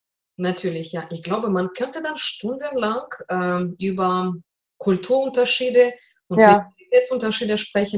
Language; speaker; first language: German; non-native, fluent; Russian